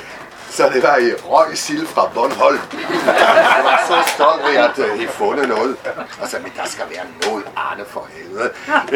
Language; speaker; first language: Danish; non-native, fluent; French